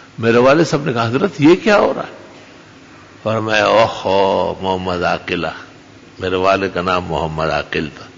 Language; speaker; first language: Urdu; non-native, local second language; Pashto